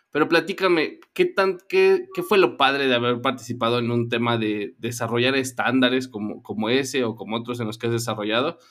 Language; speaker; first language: Spanish; native; Spanish